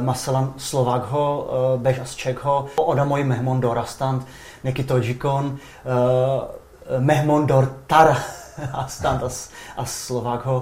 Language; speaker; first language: Persian; non-native, fluent; Czech